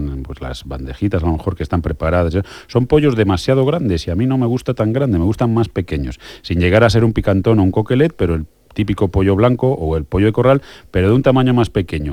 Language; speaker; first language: Spanish; native; Spanish